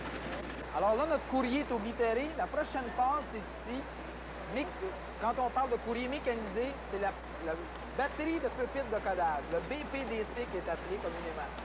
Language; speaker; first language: French; native; French